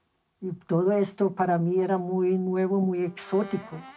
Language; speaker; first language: Spanish; non-native, fluent; German